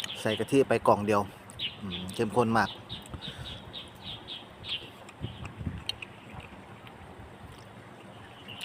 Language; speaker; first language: Thai; native; Thai